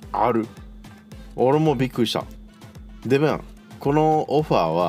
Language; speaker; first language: Japanese; early bilingual, heritage; Japanese